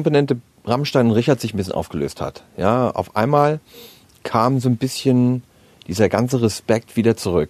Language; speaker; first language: German; native; German